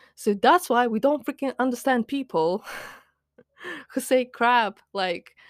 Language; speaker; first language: English; non-native, fluent; Latvian